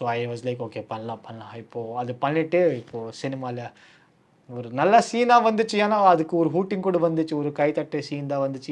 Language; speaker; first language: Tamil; non-native, learner; Kashmiri